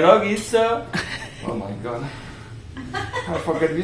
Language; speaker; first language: English; non-native, learner; French